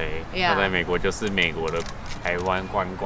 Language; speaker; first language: Chinese; early bilingual, heritage; English